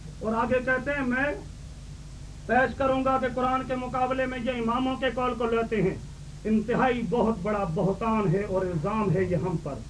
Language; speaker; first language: Urdu; native; Urdu